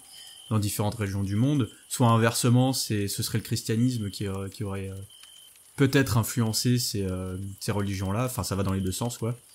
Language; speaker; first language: French; native; French